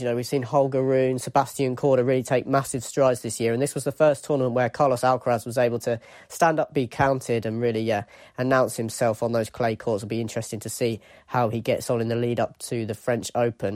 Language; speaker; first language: English; native; English